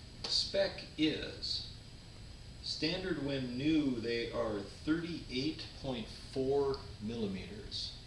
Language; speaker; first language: English; native; English